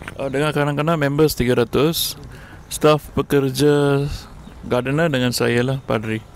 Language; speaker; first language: Malay; non-native, local second language; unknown